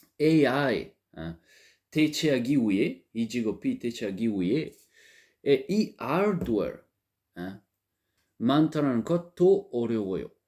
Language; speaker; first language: Korean; non-native, learner; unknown